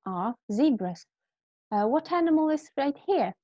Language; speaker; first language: English; non-native, fluent; Polish